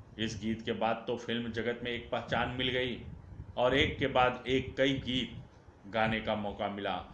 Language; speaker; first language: Hindi; native; Hindi